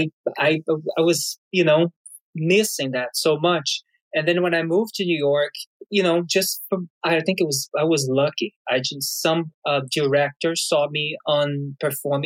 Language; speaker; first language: English; non-native, fluent; Portuguese